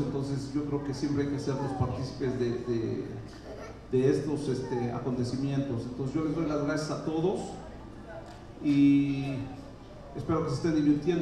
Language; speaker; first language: Spanish; native; Spanish